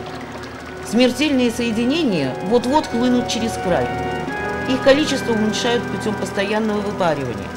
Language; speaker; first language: Russian; native; Russian